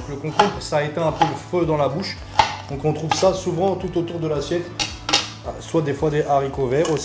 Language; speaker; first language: French; native; French